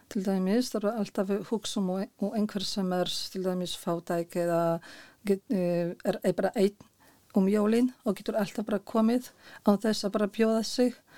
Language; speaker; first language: Icelandic; non-native, fluent; Polish